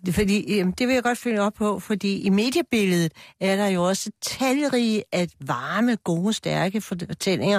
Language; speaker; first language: Danish; native; Danish